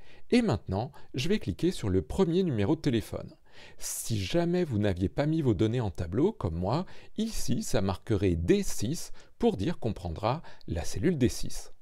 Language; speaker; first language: French; native; French